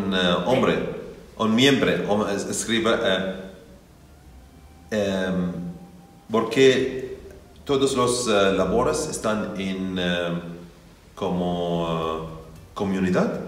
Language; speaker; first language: Spanish; non-native, learner; Arabic